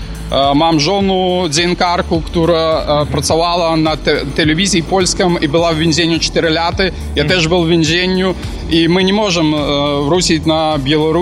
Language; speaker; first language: Polish; non-native, learner; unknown